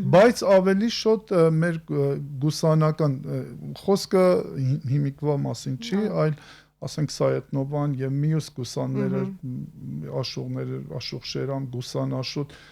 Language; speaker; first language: Armenian; native; Armenian